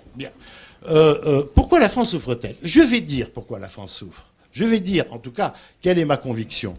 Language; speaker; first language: French; native; French